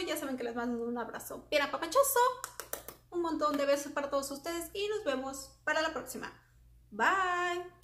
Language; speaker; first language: Spanish; native; Spanish